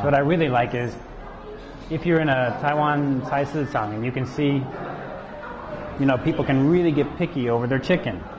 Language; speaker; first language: English; native; English